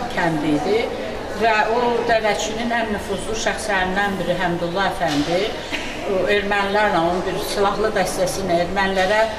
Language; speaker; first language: Azerbaijani; native; Azerbaijani